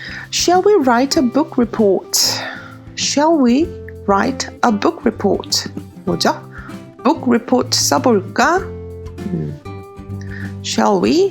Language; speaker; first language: English; non-native, fluent; Korean